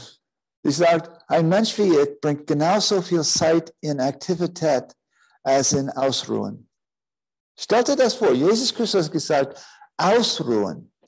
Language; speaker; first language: German; non-native, fluent; English